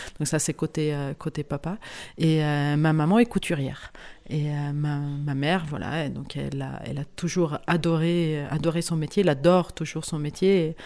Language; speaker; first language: French; non-native, local second language; Italian